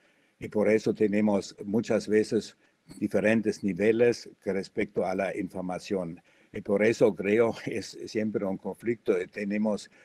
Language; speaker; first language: Spanish; non-native, fluent; German